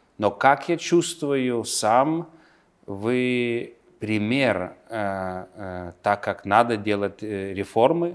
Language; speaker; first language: Russian; non-native, local second language; Lithuanian